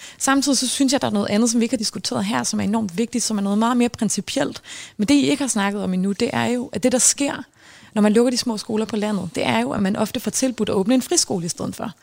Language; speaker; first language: Danish; native; Danish